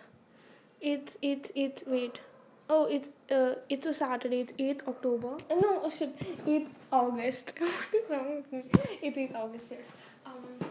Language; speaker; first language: English; non-native, local second language; Hindi